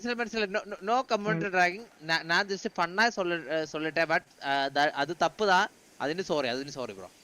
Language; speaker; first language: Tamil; non-native, learner; Malayalam